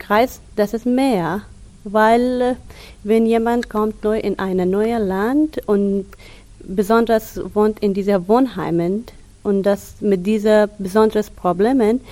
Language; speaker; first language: German; non-native, learner; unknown